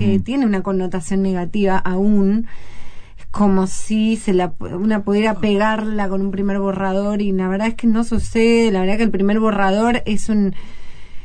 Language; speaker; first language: Spanish; native; Spanish